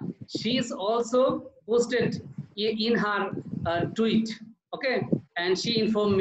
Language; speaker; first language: English; non-native, learner; Bangla